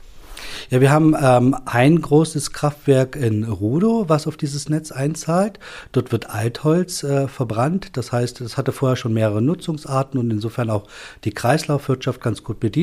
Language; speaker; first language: German; native; German